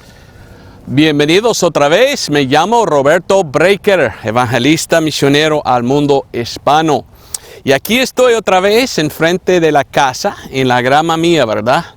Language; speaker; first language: Spanish; non-native, fluent; English